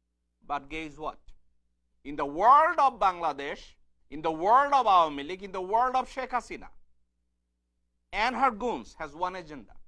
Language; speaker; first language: English; non-native, fluent; Bangla